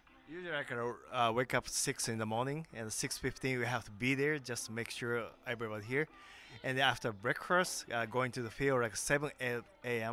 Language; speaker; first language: English; non-native, fluent; Japanese